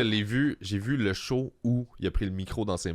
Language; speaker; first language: French; native; French